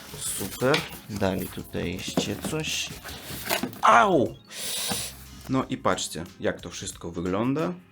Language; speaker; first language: Polish; non-native, learner; Russian